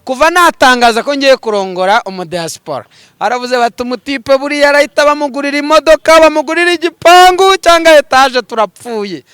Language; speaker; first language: Kinyarwanda; native; Kinyarwanda